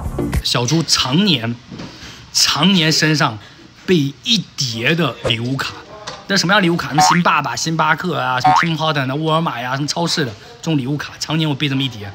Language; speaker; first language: Chinese; native; Chinese